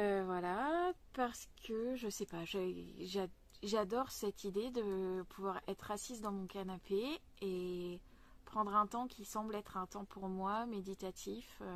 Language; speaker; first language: French; native; French